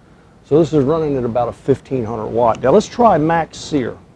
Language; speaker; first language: English; native; English